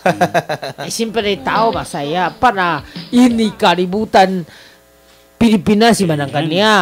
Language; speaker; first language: Filipino; non-native, learner; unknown